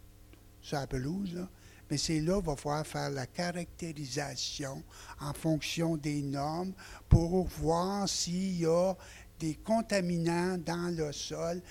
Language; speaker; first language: French; native; French